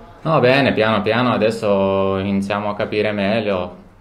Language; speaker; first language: Italian; non-native, fluent; Lithuanian